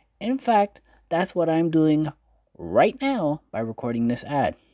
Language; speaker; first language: English; native; English